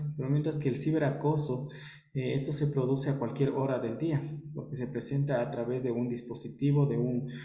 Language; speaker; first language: Spanish; native; Spanish